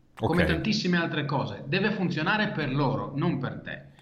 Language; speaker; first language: Italian; non-native, fluent; Hebrew